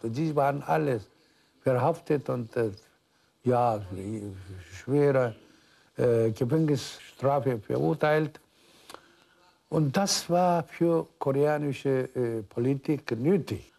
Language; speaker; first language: German; non-native, fluent; Korean